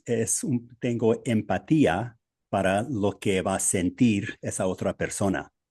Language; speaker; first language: Spanish; non-native, fluent; English